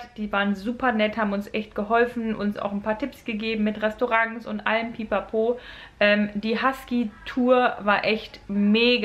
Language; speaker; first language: German; native; German